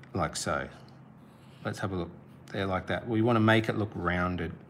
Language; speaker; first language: English; native; English